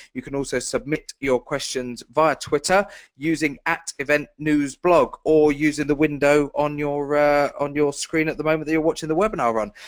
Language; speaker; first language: English; native; English